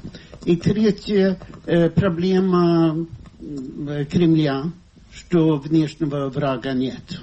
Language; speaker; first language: Russian; non-native, fluent; Swedish